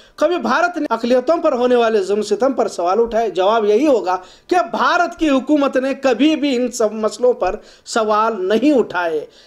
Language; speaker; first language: Hindi; non-native, local second language; Urdu